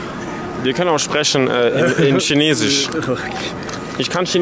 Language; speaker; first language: German; native; German